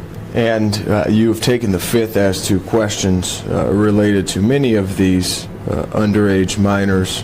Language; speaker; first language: English; native; English